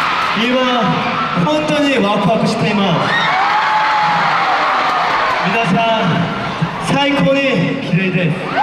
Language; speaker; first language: Japanese; non-native, learner; Korean